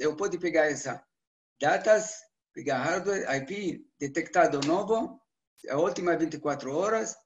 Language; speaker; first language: Portuguese; non-native, learner; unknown